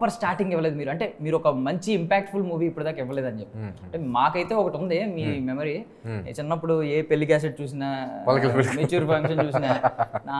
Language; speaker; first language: Telugu; native; Telugu